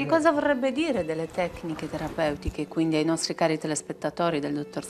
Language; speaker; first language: Italian; native; Italian